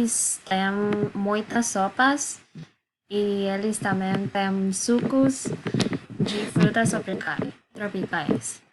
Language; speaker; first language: Portuguese; non-native, learner; Spanish